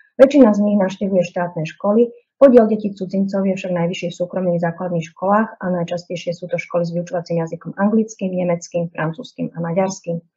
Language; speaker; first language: Slovak; native; Slovak